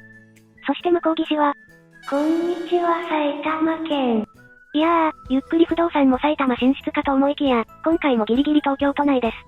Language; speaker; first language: Japanese; native; Japanese